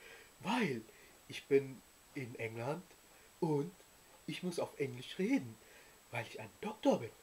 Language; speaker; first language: German; early bilingual, other home language; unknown